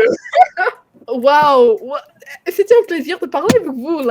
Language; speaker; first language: French; non-native, fluent; English